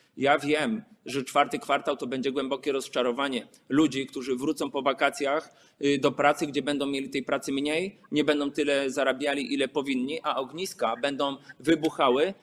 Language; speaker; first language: Polish; native; Polish